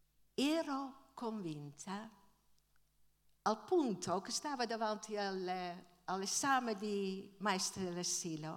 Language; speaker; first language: Italian; non-native, fluent; Dutch